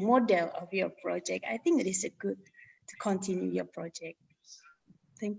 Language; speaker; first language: English; non-native, fluent; Indonesian